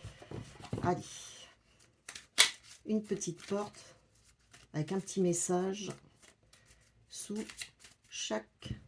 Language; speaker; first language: French; native; French